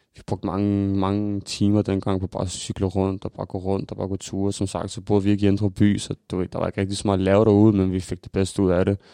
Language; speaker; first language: Danish; early bilingual, other home language; Macedonian